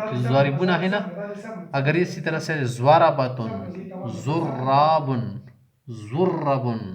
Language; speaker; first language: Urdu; native; Urdu